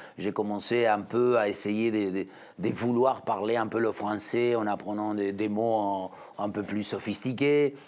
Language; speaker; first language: French; non-native, fluent; Spanish